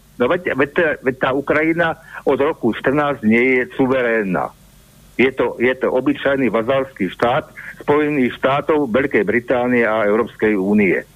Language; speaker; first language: Slovak; native; Slovak